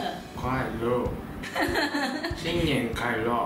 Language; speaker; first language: Chinese; non-native, learner; Japanese